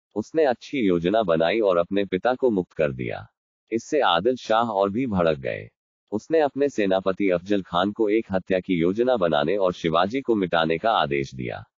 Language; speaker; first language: Hindi; non-native, local second language; Marathi